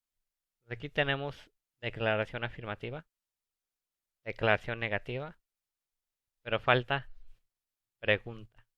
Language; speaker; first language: Spanish; early bilingual, heritage; Spanish